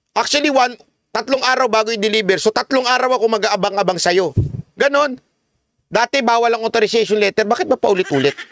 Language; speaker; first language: Filipino; native; Filipino